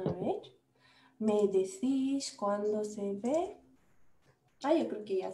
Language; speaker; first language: Spanish; non-native, fluent; Romanian